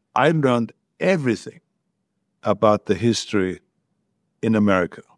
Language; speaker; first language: English; non-native, fluent; German